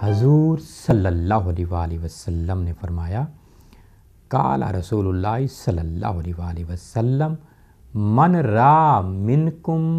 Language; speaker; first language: Urdu; non-native, local second language; Punjabi